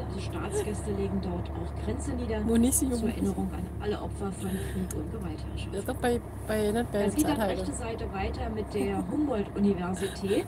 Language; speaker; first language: German; native; German